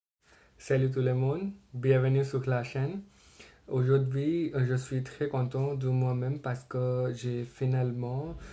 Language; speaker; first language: French; non-native, learner; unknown